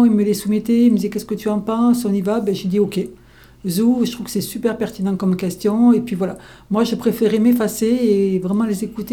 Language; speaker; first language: French; native; French